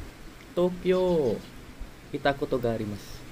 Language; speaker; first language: Japanese; non-native, learner; Indonesian